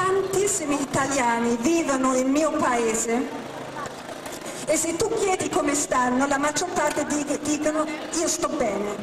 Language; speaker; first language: Italian; non-native, fluent; German